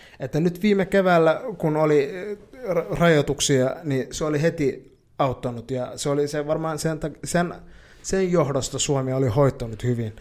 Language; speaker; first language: Finnish; early bilingual, other home language; Somali